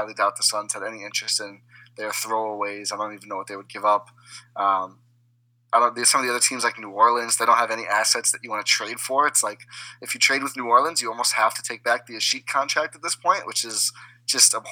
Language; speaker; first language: English; native; English